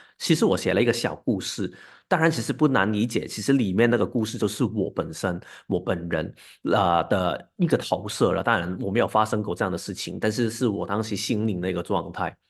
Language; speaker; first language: Chinese; non-native, local second language; Cantonese